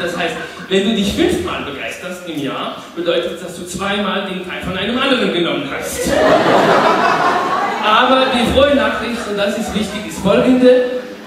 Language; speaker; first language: German; non-native, fluent; French